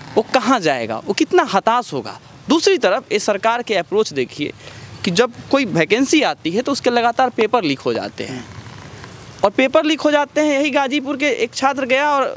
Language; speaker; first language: Hindi; native; Hindi